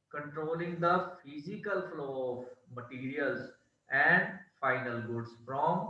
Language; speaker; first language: English; non-native, local second language; Punjabi